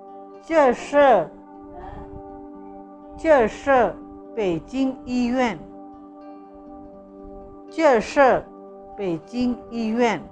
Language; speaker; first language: Chinese; non-native, fluent; Urdu